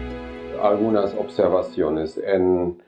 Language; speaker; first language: Spanish; non-native, fluent; German